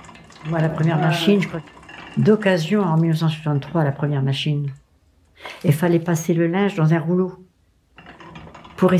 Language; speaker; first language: French; native; French